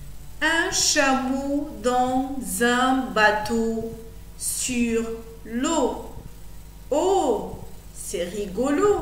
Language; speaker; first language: French; non-native, local second language; Arabic